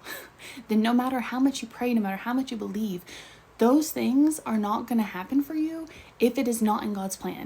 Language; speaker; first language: English; native; English